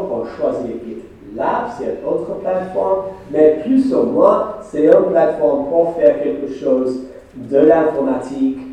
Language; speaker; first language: French; non-native, fluent; English